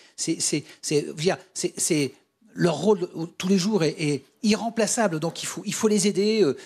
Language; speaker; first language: French; native; French